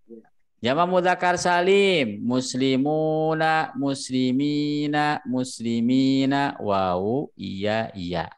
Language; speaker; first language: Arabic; non-native, fluent; Indonesian